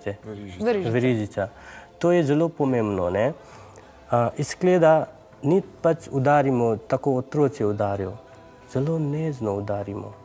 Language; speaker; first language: Slovenian; non-native, learner; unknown